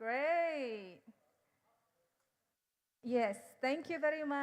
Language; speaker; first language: English; non-native, learner; Indonesian